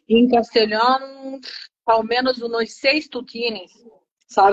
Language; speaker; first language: Spanish; non-native, learner; Portuguese